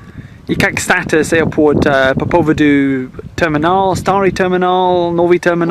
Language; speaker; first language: Russian; non-native, learner; English